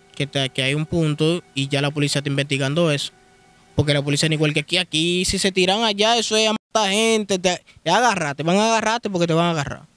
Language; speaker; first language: Spanish; native; Spanish